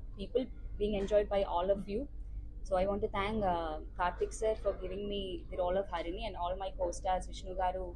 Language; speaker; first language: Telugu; non-native, learner; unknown